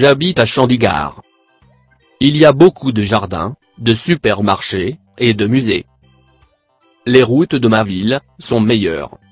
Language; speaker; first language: French; non-native, learner; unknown